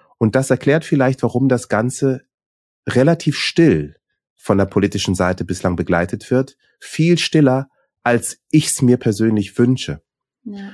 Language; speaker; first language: German; early bilingual, other home language; Swahili